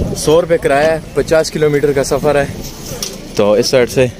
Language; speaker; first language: Urdu; native; Urdu